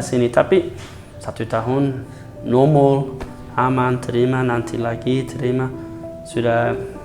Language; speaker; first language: Indonesian; non-native, learner; English